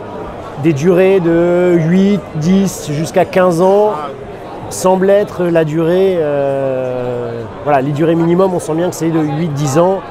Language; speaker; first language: French; native; French